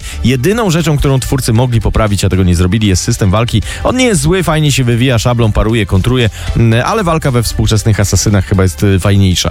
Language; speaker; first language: Polish; native; Polish